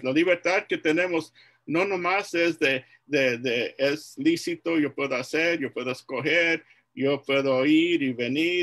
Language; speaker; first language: Spanish; early bilingual, heritage; Spanish